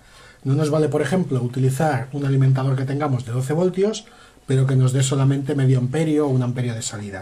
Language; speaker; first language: Spanish; native; Spanish